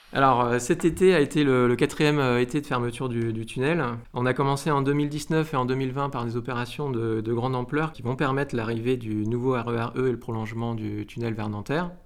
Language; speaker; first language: French; native; French